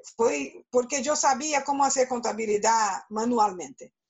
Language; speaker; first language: Spanish; non-native, learner; Portuguese